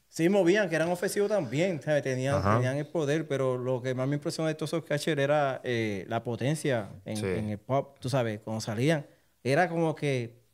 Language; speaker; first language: Spanish; native; Spanish